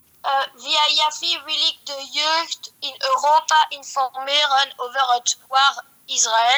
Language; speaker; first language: Dutch; early bilingual, heritage; Dutch